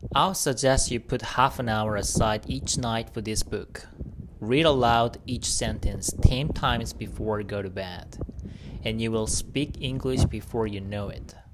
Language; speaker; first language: English; non-native, fluent; Korean